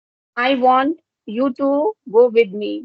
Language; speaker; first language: English; non-native, local second language; Hindi